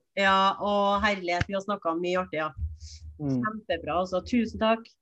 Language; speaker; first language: Norwegian; native; Norwegian